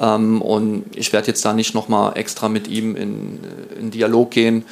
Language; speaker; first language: German; native; German